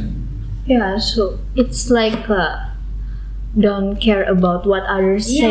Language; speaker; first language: English; non-native, learner; Indonesian